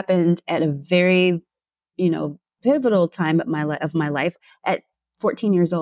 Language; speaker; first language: English; native; English